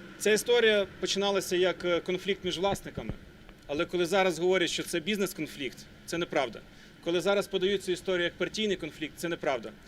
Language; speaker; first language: Ukrainian; native; Ukrainian